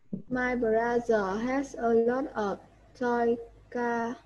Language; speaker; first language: English; non-native, learner; Vietnamese